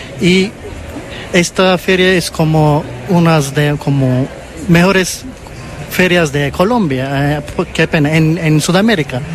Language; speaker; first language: Spanish; non-native, learner; Turkish